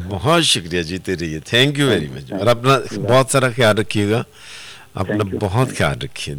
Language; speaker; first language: Urdu; non-native, local second language; Punjabi